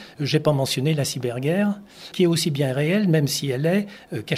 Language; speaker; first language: French; native; French